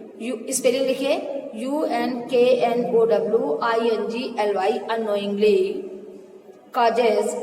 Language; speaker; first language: English; non-native, local second language; Hindi